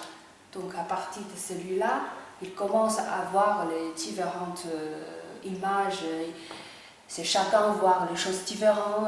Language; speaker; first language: French; non-native, fluent; Chinese